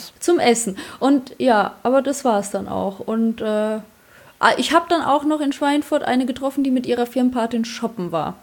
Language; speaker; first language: German; early bilingual, other home language; Polish